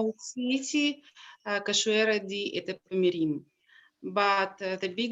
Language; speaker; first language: English; non-native, learner; Russian